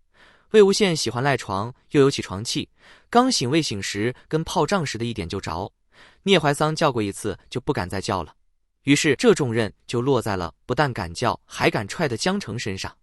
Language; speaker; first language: Chinese; native; Chinese